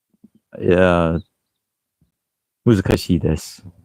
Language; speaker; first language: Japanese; non-native, learner; English